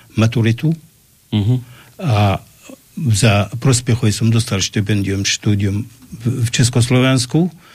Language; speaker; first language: Slovak; non-native, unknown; Arabic